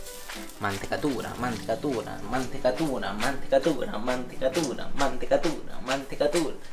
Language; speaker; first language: Japanese; non-native, fluent; Italian